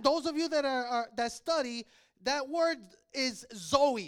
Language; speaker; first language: English; native; English